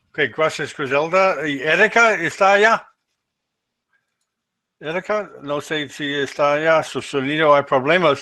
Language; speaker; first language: Spanish; non-native, learner; English